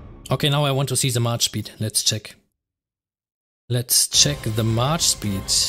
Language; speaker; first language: English; non-native, fluent; German